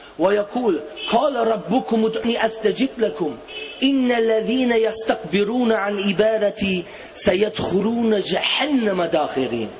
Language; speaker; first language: Arabic; non-native, fluent; German